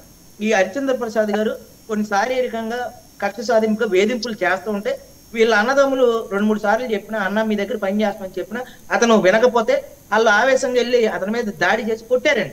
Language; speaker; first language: Telugu; native; Telugu